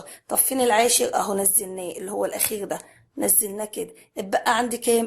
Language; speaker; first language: Arabic; native; Arabic